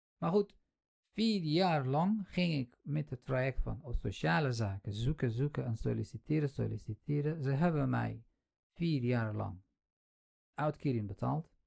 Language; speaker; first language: Dutch; non-native, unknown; Kurdish